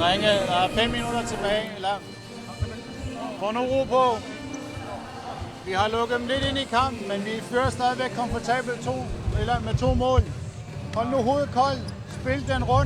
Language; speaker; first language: Danish; native; Danish